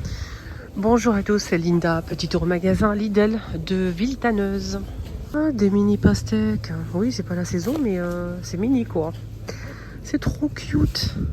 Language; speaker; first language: French; native; French